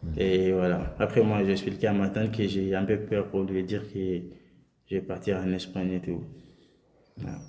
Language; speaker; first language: French; non-native, local second language; Soninke